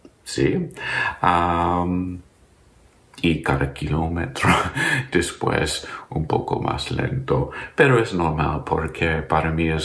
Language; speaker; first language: Spanish; non-native, learner; English